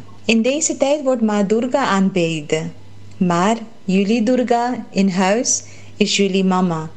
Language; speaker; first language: Dutch; early bilingual, heritage; Caribbean Hindustani